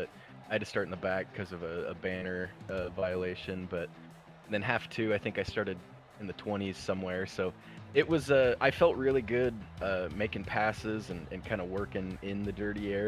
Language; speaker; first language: English; native; English